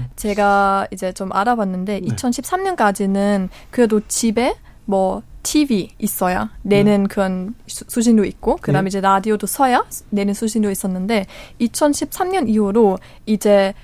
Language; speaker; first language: Korean; non-native, fluent; German